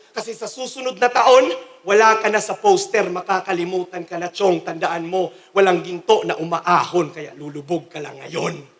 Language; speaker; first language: Filipino; non-native, local second language; Cebuano